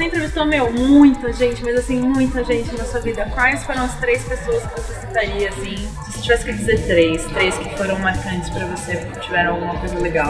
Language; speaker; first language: Portuguese; native; Portuguese